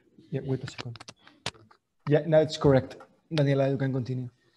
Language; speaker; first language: English; non-native, fluent; Spanish